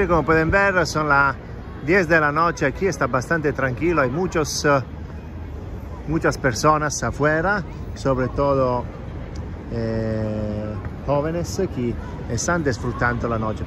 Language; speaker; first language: Spanish; non-native, fluent; Italian